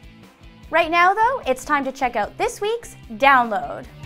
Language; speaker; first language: English; native; English